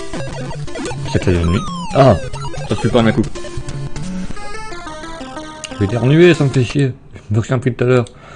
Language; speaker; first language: French; native; French